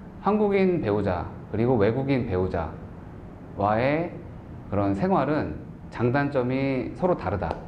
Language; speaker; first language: Korean; native; Korean